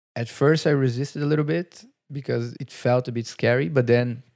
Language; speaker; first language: English; non-native, fluent; Portuguese